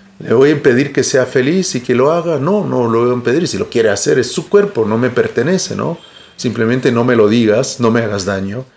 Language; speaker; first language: Spanish; early bilingual, heritage; Spanish